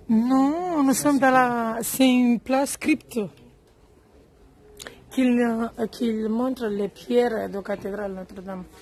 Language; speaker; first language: French; non-native, learner; Romanian